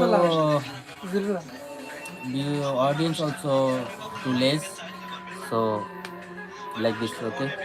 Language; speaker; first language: English; non-native, learner; Bangla